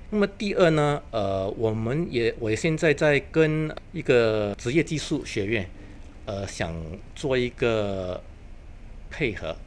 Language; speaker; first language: Chinese; native; Chinese